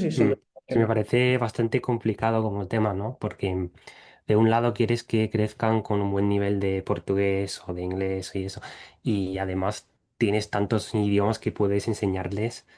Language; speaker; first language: Spanish; non-native, fluent; English